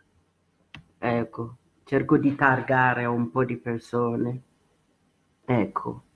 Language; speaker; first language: Italian; non-native, fluent; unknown